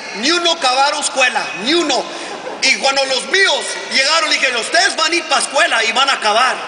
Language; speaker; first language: Spanish; early bilingual, heritage; Spanish